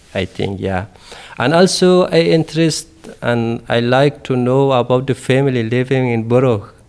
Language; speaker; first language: English; non-native, learner; Persian